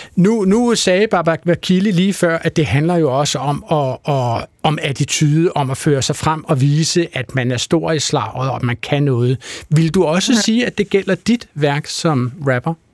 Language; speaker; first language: Danish; native; Danish